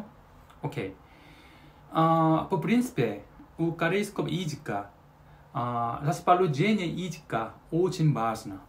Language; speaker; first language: Russian; non-native, learner; Korean